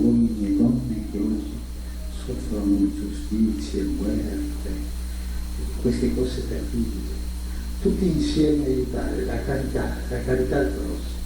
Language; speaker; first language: Italian; non-native, fluent; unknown